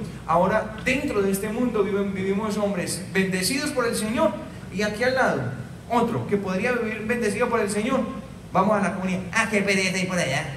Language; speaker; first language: Spanish; native; Spanish